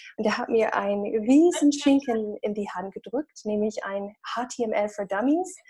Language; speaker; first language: German; non-native, fluent; English